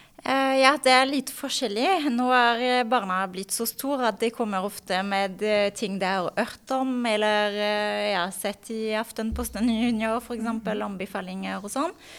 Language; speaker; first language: Norwegian; non-native, fluent; French